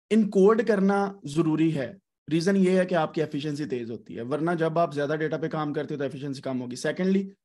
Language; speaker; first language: Urdu; non-native, local second language; Punjabi